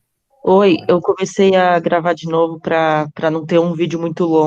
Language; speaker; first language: Portuguese; native; Portuguese